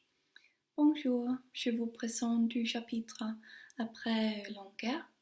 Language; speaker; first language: French; non-native, learner; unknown